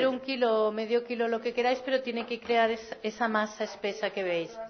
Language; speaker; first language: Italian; non-native, learner; Spanish